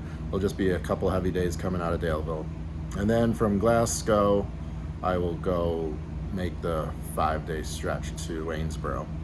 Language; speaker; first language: English; native; English